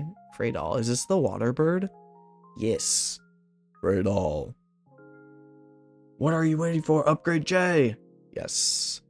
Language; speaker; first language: English; native; English